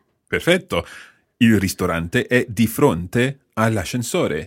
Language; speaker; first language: Italian; non-native, fluent; English